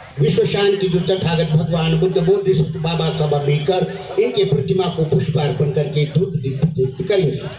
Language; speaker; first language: Hindi; non-native, local second language; Marathi